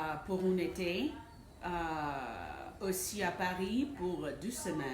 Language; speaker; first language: French; non-native, fluent; English